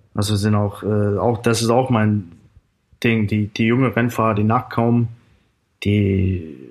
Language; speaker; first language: German; non-native, fluent; English